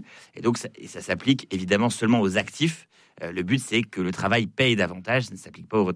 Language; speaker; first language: French; native; French